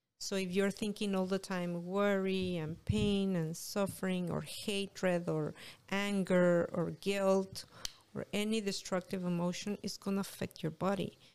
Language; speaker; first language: English; non-native, fluent; Spanish